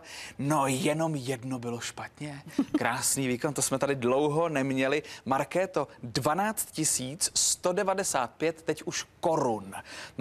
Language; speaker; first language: Czech; native; Czech